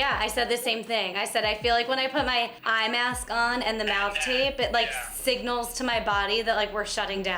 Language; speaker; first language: English; native; English